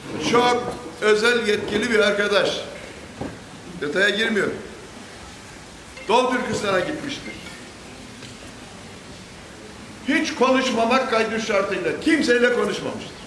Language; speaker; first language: Turkish; native; Turkish